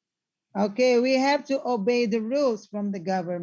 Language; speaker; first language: English; non-native, learner; Indonesian